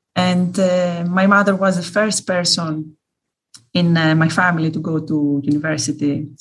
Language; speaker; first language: English; non-native, fluent; Greek